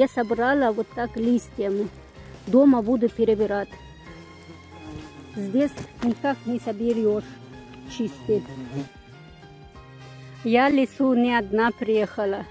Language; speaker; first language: Russian; non-native, fluent; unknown